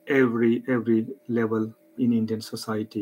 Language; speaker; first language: English; non-native, local second language; Marathi